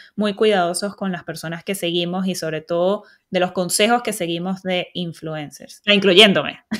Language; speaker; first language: Spanish; native; Spanish